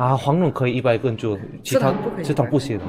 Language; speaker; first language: Chinese; non-native, fluent; Korean